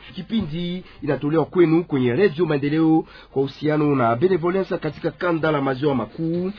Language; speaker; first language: Swahili; native; Swahili